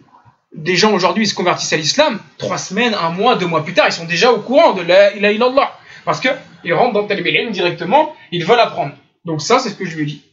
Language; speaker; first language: French; native; French